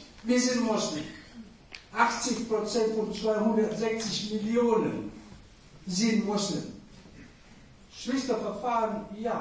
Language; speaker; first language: German; non-native, fluent; Indonesian